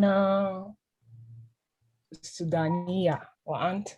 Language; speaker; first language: Arabic; non-native, learner; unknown